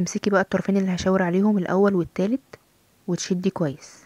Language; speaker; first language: Arabic; native; Arabic